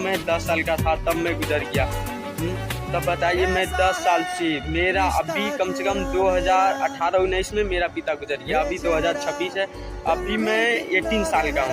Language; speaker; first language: Hindi; non-native, fluent; Bangla